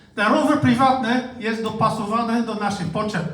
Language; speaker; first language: Polish; non-native, fluent; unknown